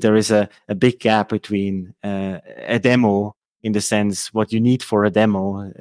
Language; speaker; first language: English; non-native, fluent; Swiss German